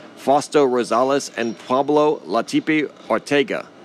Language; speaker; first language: English; native; English